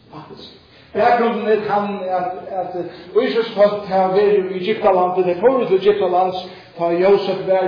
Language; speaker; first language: Swedish; non-native, learner; Faroese